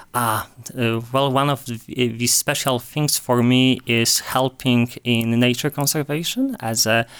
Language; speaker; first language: English; non-native, fluent; Polish